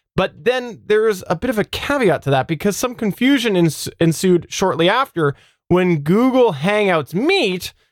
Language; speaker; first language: English; native; English